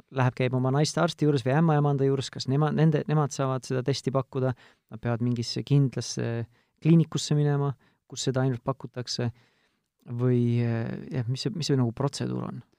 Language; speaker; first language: Estonian; native; Estonian